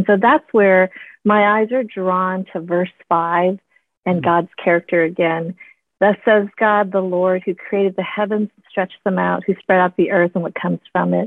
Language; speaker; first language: English; native; English